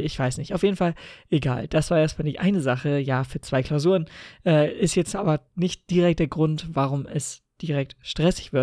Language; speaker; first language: German; native; German